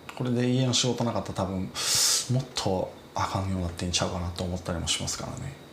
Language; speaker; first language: Japanese; native; Japanese